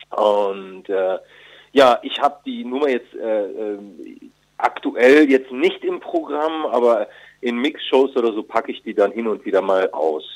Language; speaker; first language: German; early bilingual, other home language; Turkish